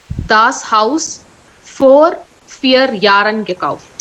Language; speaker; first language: German; non-native, learner; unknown